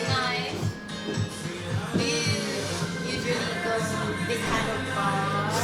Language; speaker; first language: English; non-native, learner; Chinese